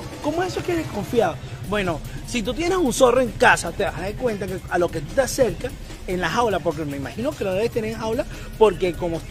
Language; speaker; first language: Spanish; native; Spanish